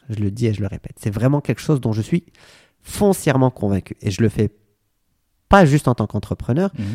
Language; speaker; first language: French; non-native, local second language; Arabic